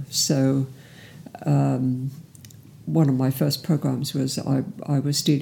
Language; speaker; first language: English; native; English